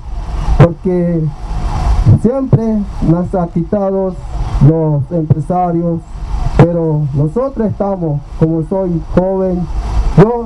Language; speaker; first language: Spanish; non-native, local second language; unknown